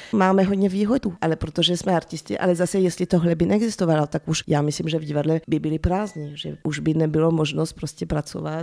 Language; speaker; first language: Czech; early bilingual, heritage; French